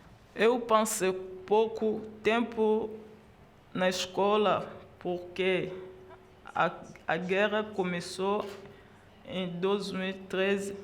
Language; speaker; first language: Portuguese; non-native, learner; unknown